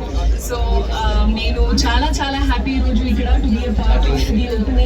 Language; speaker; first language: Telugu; non-native, learner; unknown